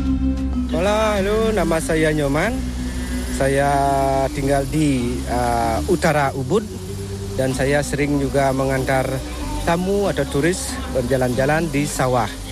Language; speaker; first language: Indonesian; non-native, local second language; Balinese